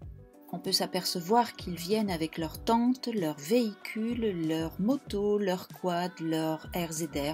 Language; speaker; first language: French; native; French